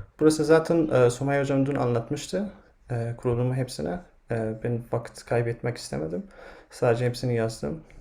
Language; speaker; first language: Turkish; non-native, fluent; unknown